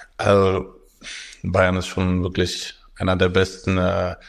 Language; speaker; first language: German; native; German